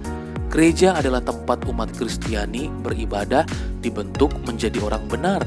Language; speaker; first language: Indonesian; native; Indonesian